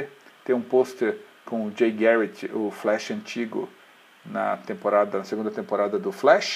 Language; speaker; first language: Portuguese; native; Portuguese